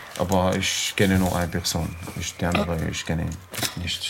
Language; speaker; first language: German; non-native, learner; Arabic